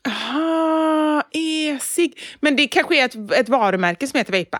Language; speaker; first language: Swedish; native; Swedish